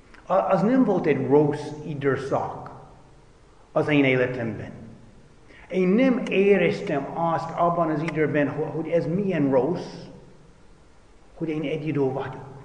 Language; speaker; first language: Hungarian; non-native, fluent; English